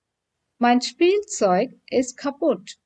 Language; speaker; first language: German; non-native, fluent; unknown